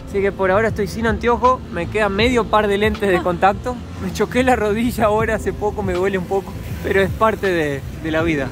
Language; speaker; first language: Spanish; native; Spanish